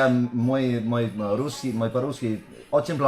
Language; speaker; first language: Russian; non-native, learner; English